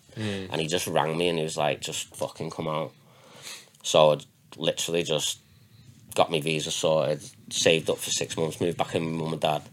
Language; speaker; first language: English; native; English